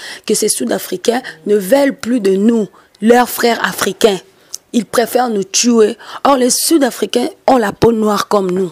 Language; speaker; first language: French; non-native, local second language; Lingala